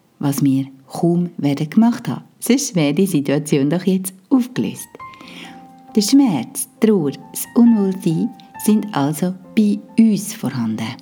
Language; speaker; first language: German; native; German